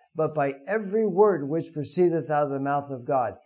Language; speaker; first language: English; native; English